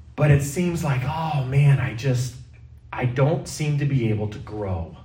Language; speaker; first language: English; native; English